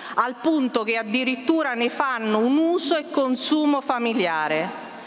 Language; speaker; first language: Italian; native; Italian